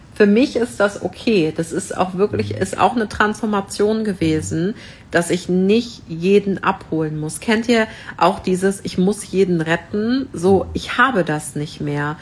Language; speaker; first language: German; native; German